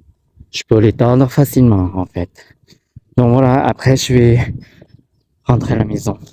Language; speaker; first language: French; non-native, fluent; Thai